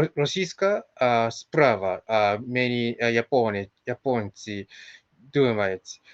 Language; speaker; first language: Ukrainian; non-native, learner; Japanese